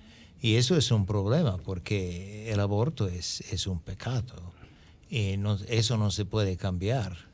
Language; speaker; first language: Spanish; non-native, fluent; English